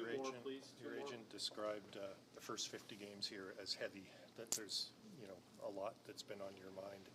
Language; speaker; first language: English; native; English